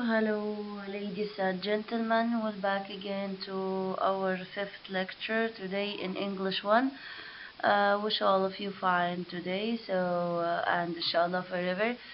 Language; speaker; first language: English; non-native, fluent; Arabic